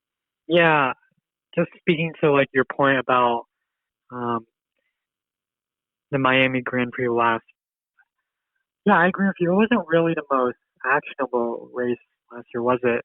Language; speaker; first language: English; native; English